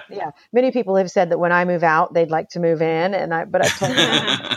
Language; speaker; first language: English; native; English